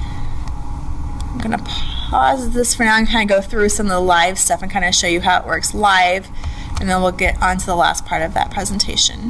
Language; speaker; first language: English; native; English